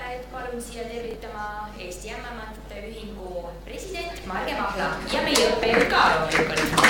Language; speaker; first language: Estonian; native; Estonian